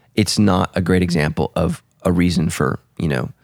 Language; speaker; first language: English; early bilingual, other home language; Italian